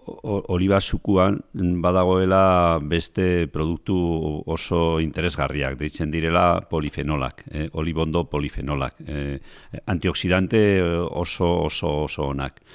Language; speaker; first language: Basque; non-native, local second language; Spanish